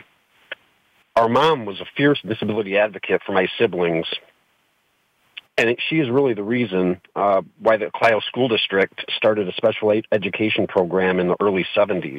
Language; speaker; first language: English; native; English